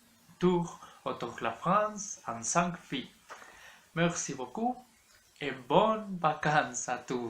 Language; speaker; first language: French; non-native, learner; Spanish